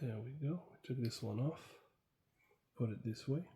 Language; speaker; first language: English; non-native, fluent; Arabic